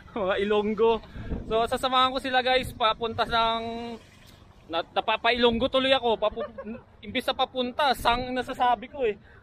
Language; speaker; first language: Filipino; non-native, local second language; Hiligaynon